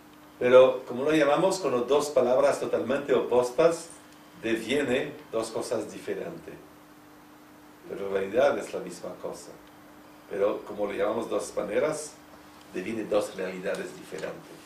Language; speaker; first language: Spanish; non-native, fluent; French